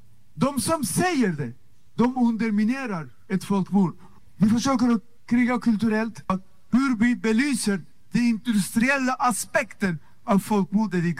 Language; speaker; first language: Swedish; non-native, fluent; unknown